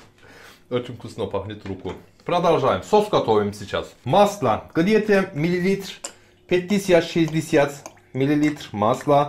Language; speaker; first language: Russian; non-native, learner; Turkish